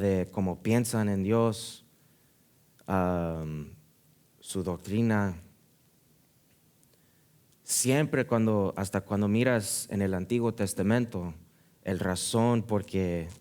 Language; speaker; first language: Spanish; early bilingual, heritage; Spanish